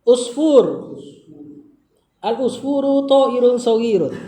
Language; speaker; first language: Arabic; non-native, fluent; Indonesian